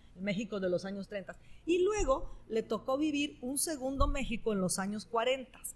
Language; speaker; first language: Spanish; non-native, fluent; Italian